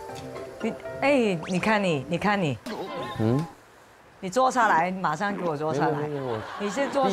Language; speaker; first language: Chinese; non-native, local second language; Cantonese